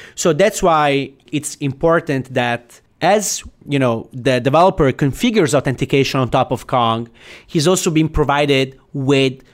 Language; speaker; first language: English; non-native, fluent; Italian